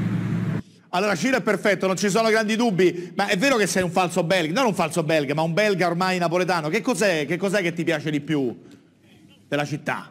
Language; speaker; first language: Italian; native; Italian